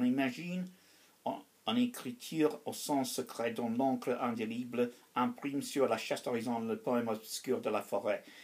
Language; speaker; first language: French; non-native, fluent; English